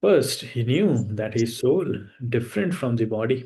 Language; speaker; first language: English; non-native, local second language; Hindi